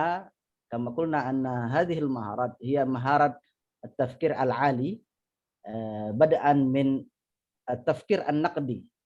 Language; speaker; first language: Arabic; non-native, fluent; Indonesian